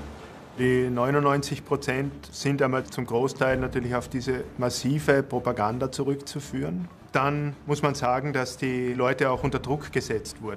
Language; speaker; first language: German; native; German